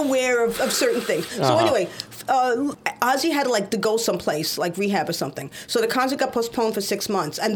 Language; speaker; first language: English; native; English